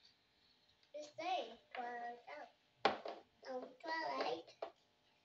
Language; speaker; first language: English; non-native, learner; Indonesian